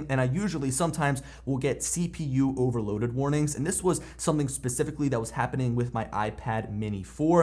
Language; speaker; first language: English; native; English